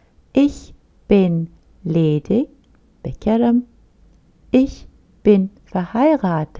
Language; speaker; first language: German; non-native, fluent; Turkish